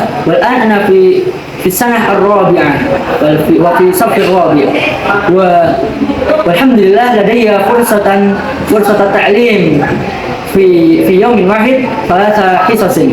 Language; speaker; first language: Arabic; non-native, fluent; Indonesian